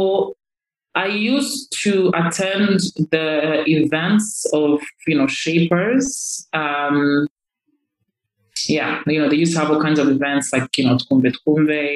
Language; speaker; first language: English; non-native, local second language; Kinyarwanda